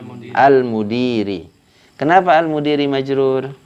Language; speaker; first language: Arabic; non-native, fluent; Indonesian